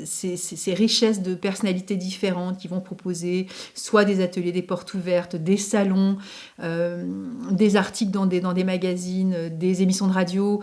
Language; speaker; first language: French; native; French